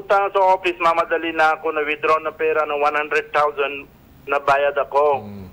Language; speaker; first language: Filipino; non-native, learner; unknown